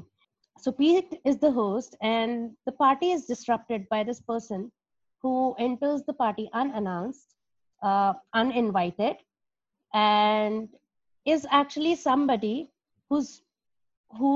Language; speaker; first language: English; non-native, local second language; Hindi